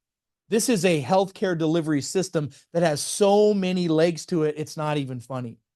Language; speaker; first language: English; native; English